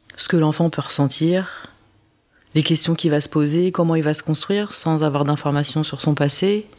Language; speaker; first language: French; native; French